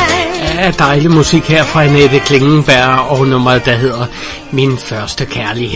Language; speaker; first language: Danish; native; Danish